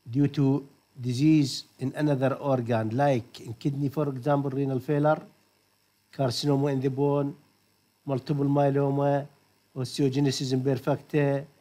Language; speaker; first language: English; non-native, fluent; Arabic